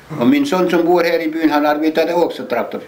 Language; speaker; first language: Swedish; early bilingual, heritage; Swedish